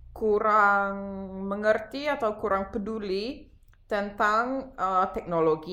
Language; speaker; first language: Indonesian; non-native, fluent; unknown